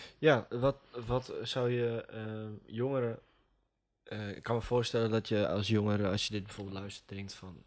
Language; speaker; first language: Dutch; native; Dutch